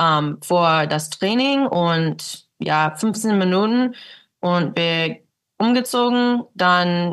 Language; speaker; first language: German; early bilingual, heritage; English